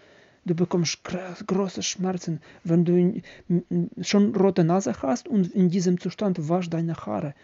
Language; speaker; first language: German; non-native, learner; Ukrainian